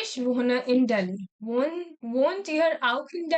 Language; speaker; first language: German; non-native, fluent; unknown